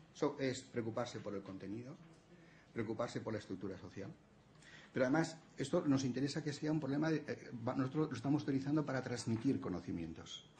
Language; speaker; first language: Spanish; non-native, local second language; Catalan